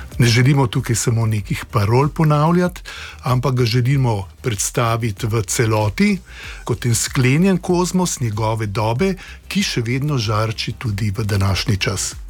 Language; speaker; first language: Slovenian; native; Slovenian